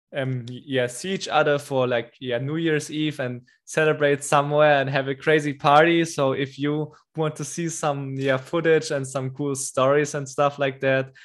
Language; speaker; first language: English; non-native, fluent; German